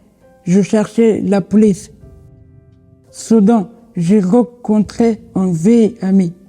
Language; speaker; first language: French; non-native, learner; Persian